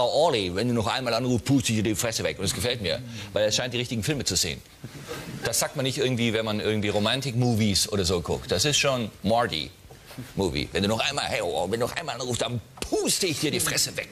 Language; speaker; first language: German; native; German